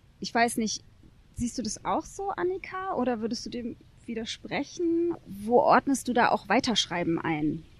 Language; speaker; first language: German; native; German